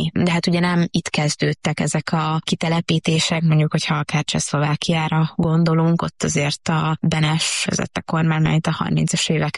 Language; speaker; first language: Hungarian; native; Hungarian